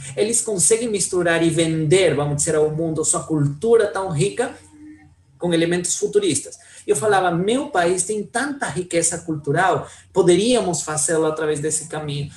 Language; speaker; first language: Portuguese; non-native, fluent; Spanish